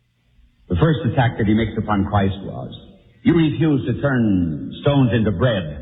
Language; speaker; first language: English; native; English